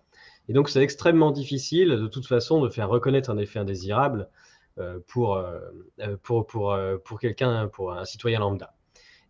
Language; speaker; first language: French; native; French